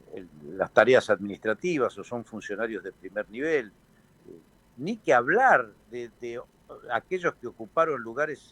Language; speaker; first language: Spanish; native; Spanish